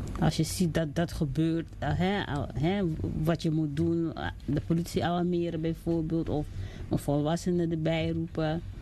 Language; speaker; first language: Dutch; native; Dutch